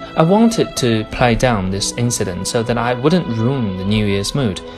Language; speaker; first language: English; non-native, fluent; Chinese